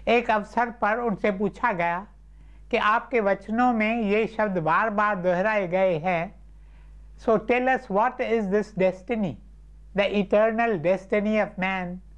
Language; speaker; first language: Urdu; non-native, local second language; Sindhi